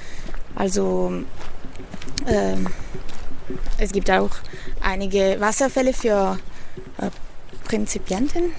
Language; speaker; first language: German; non-native, fluent; Italian